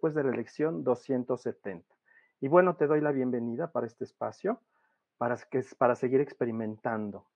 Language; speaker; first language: Spanish; native; Spanish